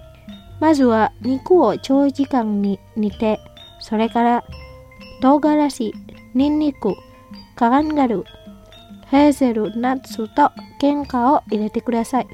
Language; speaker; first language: Japanese; non-native, fluent; Indonesian